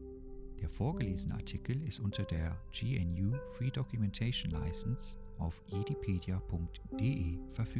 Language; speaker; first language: German; native; German